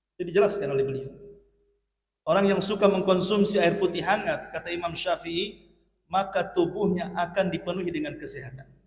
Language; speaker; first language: Malay; native; Malay